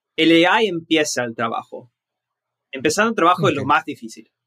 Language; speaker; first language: Spanish; early bilingual, heritage; Spanish